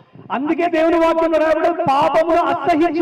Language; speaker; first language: Telugu; native; Telugu